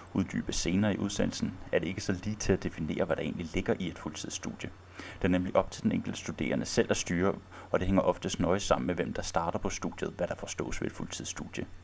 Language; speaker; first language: Danish; native; Danish